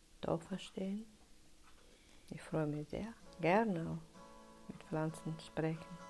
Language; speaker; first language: German; non-native, learner; Russian